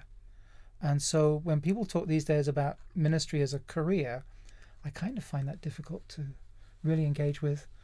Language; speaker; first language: English; native; English